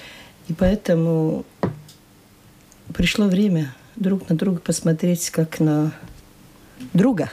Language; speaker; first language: Russian; non-native, local second language; Latvian